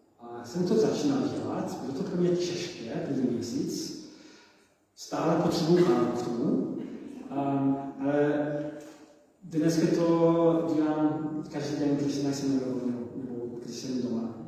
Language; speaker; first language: Czech; non-native, learner; English